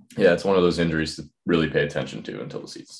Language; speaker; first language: English; native; English